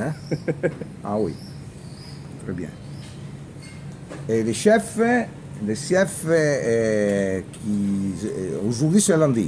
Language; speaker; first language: French; non-native, learner; Italian